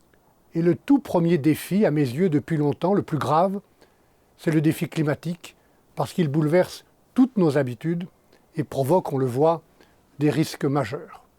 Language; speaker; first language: French; native; French